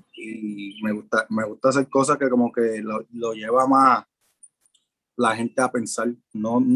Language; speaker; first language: Spanish; early bilingual, heritage; Spanish